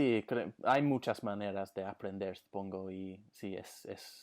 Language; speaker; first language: Spanish; non-native, fluent; English